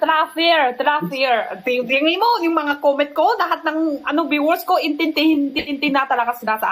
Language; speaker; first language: Filipino; non-native, learner; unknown